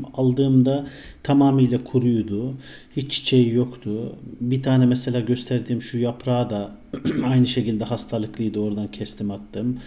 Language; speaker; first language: Turkish; native; Turkish